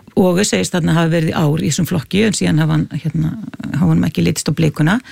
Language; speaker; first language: Icelandic; native; Icelandic